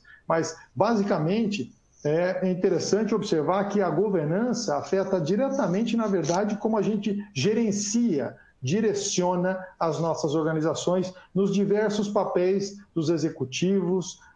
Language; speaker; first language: Portuguese; native; Portuguese